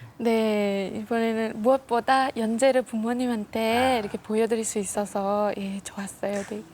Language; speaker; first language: Korean; non-native, fluent; Indonesian